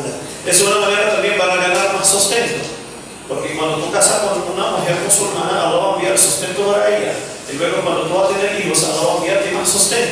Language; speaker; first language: Spanish; non-native, fluent; Arabic